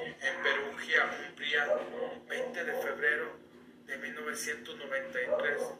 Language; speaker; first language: Spanish; native; Spanish